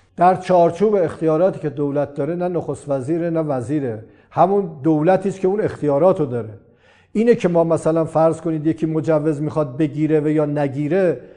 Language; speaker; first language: Persian; non-native, local second language; Azerbaijani